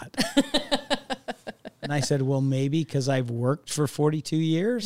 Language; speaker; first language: English; native; English